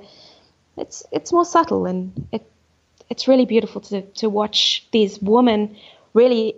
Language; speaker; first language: English; native; English